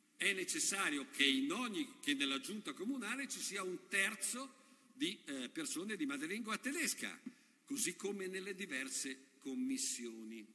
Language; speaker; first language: Italian; native; Italian